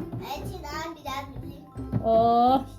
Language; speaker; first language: Turkish; native; Turkish